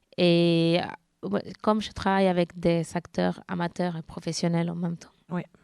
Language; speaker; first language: French; non-native, fluent; Spanish